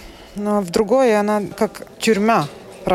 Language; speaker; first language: Russian; non-native, local second language; Latvian